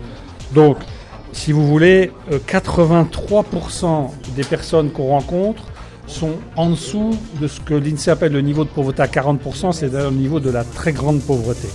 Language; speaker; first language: French; native; French